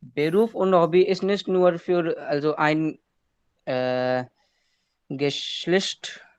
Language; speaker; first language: German; non-native, learner; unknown